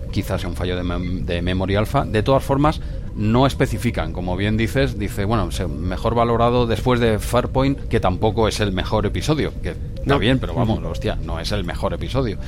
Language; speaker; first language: Spanish; native; Spanish